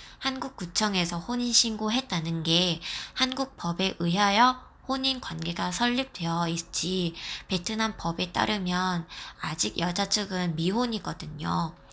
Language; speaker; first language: Korean; non-native, fluent; Vietnamese